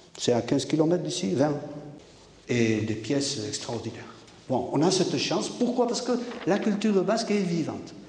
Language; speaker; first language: French; non-native, local second language; Basque